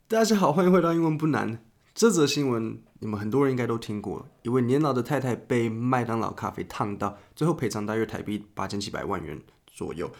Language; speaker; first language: Chinese; native; Chinese